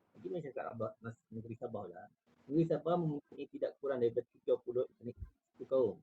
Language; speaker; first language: Malay; native; Malay